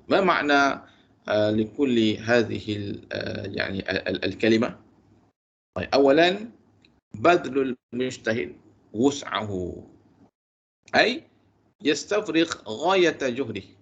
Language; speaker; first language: Arabic; non-native, fluent; Malay